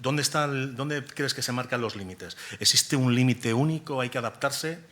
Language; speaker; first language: Spanish; native; Spanish